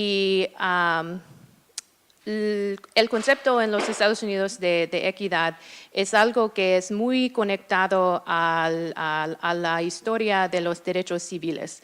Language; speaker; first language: Spanish; non-native, fluent; English